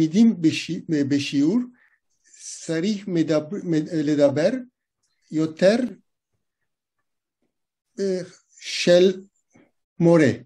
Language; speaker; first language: Hebrew; non-native, learner; Turkish